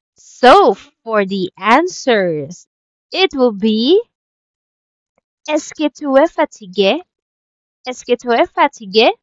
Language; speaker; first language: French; non-native, learner; Filipino